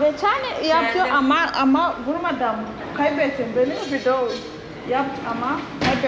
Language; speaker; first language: Turkish; non-native, learner; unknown